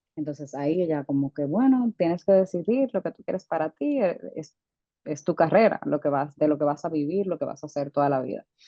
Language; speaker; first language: Spanish; early bilingual, heritage; Spanish